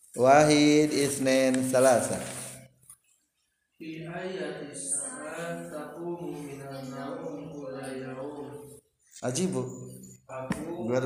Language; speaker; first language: Arabic; non-native, fluent; Indonesian